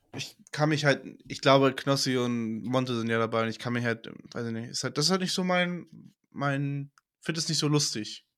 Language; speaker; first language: German; native; German